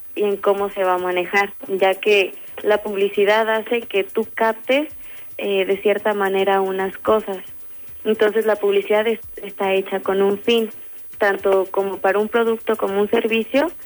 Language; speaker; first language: Spanish; native; Spanish